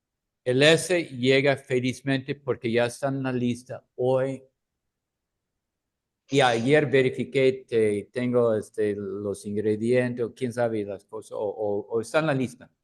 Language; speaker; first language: Spanish; non-native, fluent; English